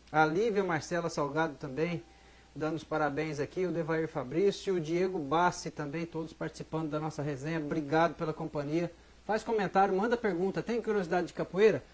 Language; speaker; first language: Portuguese; native; Portuguese